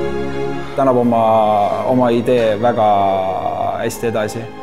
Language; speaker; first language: Estonian; native; Estonian